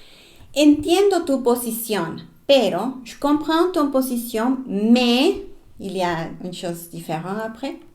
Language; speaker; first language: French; non-native, fluent; Spanish